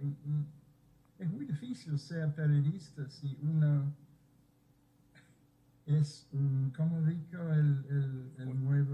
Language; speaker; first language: Spanish; non-native, fluent; English